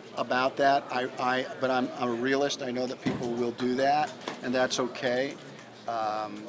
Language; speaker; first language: English; native; English